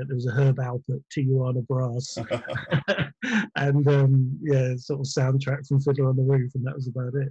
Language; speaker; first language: English; native; English